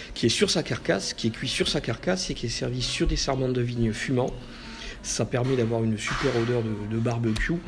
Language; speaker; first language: French; native; French